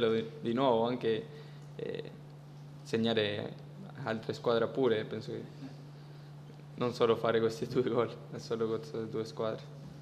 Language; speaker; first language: Italian; non-native, fluent; Spanish